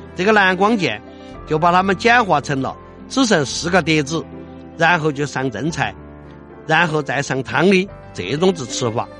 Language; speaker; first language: Chinese; native; Chinese